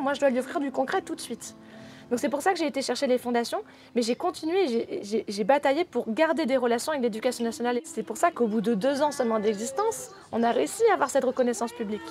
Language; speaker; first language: French; native; French